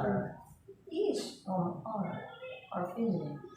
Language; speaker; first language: English; non-native, learner; Indonesian